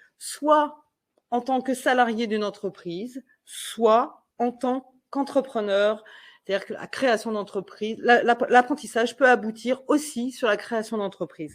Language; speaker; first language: French; native; French